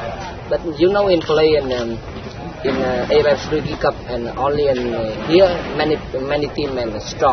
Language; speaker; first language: English; non-native, learner; Vietnamese